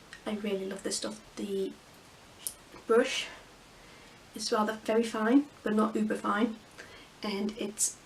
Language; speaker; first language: English; native; English